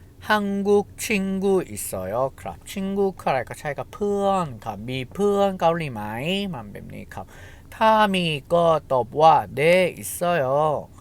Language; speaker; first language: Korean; non-native, fluent; Thai